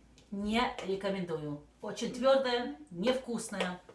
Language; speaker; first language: Russian; native; Russian